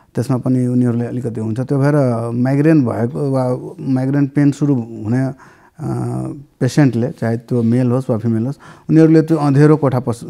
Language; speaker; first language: Nepali; non-native, local second language; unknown